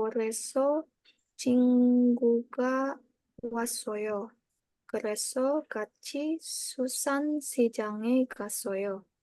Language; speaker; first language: Korean; non-native, learner; Indonesian